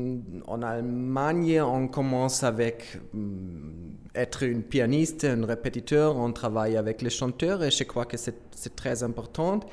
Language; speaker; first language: French; non-native, fluent; German